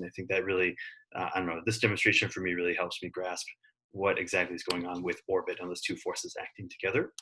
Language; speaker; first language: English; native; English